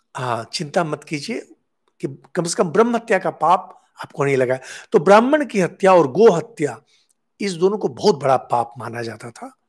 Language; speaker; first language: Hindi; non-native, local second language; Bangla